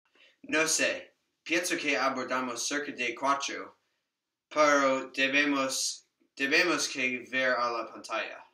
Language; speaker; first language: Spanish; non-native, learner; English